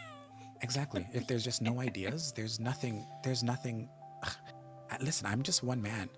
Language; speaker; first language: English; native; English